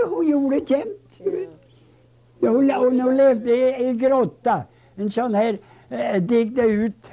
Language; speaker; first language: Swedish; native; Swedish